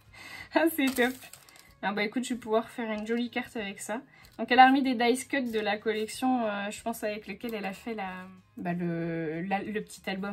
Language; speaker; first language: French; native; French